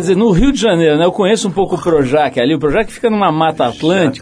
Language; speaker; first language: Portuguese; native; Portuguese